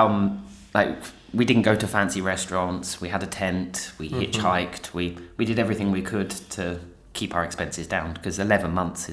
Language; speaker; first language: English; native; English